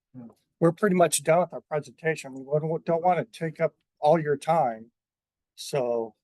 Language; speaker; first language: English; native; English